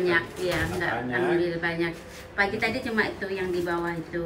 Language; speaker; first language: Indonesian; native; Indonesian